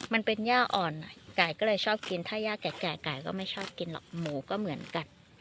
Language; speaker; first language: Thai; non-native, local second language; Hmong